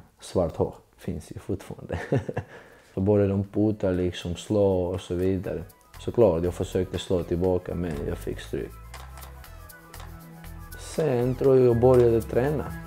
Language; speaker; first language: Swedish; early bilingual, other home language; Georgian